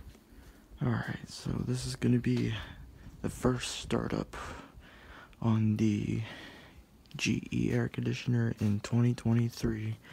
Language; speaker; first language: English; native; English